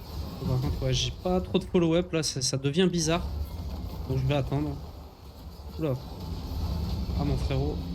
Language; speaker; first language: French; native; French